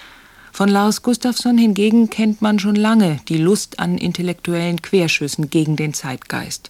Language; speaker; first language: German; native; German